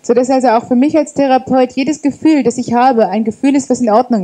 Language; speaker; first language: German; native; German